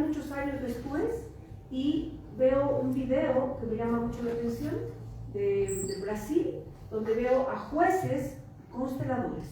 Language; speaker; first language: Spanish; native; Spanish